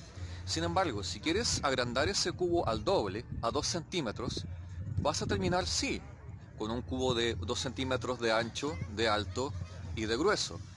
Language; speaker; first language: Spanish; native; Spanish